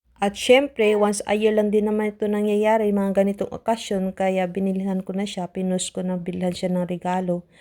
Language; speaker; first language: Filipino; non-native, local second language; Cebuano